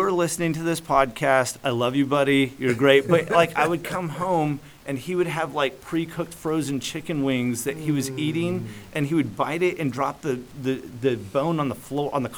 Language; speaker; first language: English; native; English